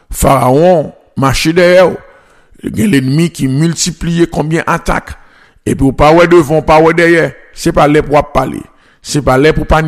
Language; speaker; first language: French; non-native, local second language; Haitian Creole